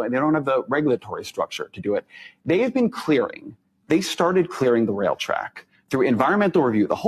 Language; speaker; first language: English; native; English